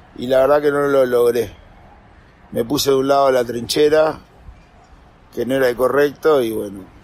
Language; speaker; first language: Spanish; native; Spanish